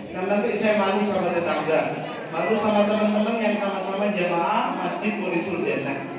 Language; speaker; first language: Indonesian; non-native, local second language; Madurese